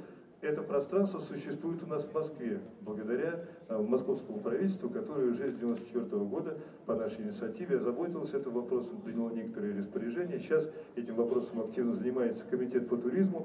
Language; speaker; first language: Russian; native; Russian